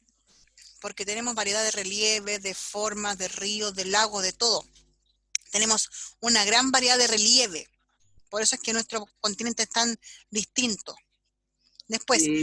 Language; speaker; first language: Spanish; native; Spanish